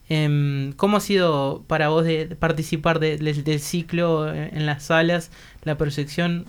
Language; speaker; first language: Spanish; native; Spanish